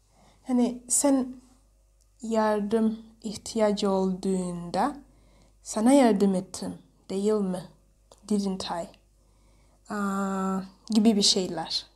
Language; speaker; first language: Turkish; non-native, learner; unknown